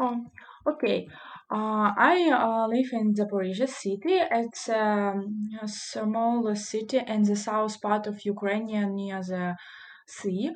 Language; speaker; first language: English; non-native, learner; Russian